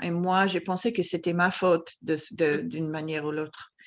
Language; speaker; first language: French; non-native, fluent; English